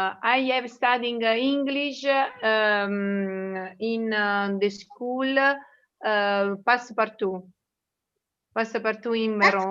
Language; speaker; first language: English; non-native, learner; Italian